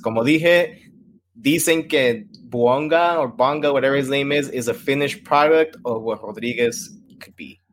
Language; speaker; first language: English; early bilingual, other home language; Spanish